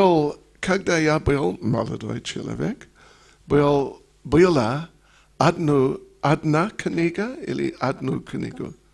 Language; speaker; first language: Russian; non-native, learner; English